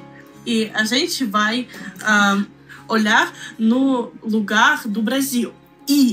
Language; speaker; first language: Portuguese; non-native, learner; Russian